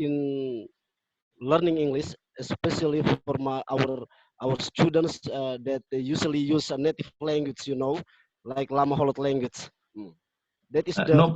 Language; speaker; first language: English; non-native, fluent; Indonesian